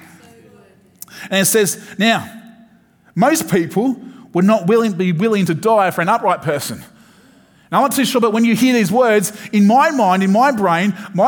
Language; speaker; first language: English; native; English